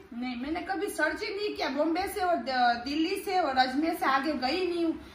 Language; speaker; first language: Hindi; native; Hindi